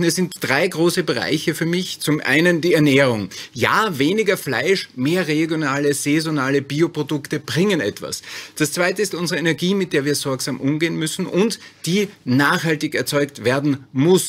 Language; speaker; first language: German; native; German